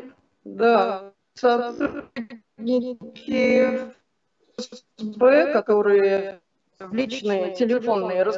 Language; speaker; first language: Russian; native; Russian